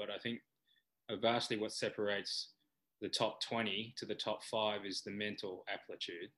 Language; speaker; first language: English; native; English